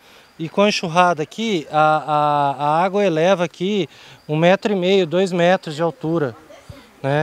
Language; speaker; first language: Portuguese; native; Portuguese